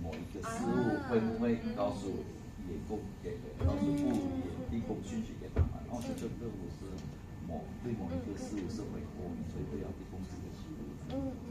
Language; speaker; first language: Chinese; non-native, fluent; Indonesian